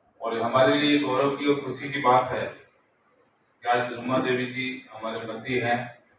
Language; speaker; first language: Hindi; native; Hindi